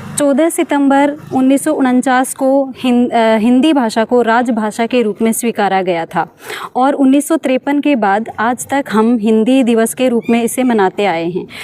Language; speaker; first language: Hindi; native; Hindi